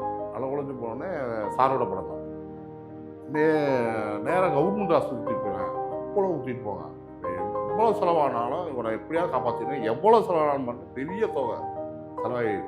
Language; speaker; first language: Tamil; native; Tamil